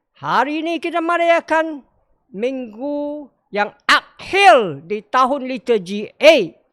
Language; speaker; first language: Malay; non-native, local second language; Chinese